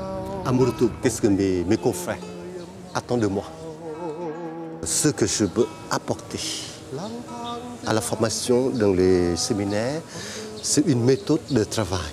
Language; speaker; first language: French; non-native, fluent; Vietnamese